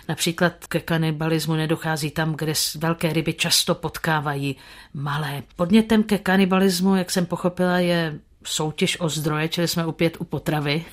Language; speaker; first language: Czech; native; Czech